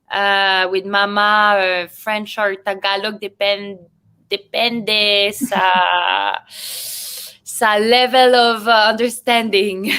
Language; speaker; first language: Filipino; early bilingual, heritage; French